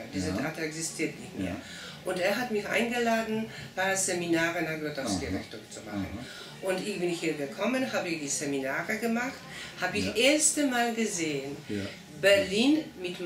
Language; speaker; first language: German; non-native, fluent; Polish